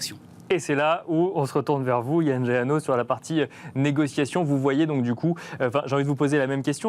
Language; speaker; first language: French; native; French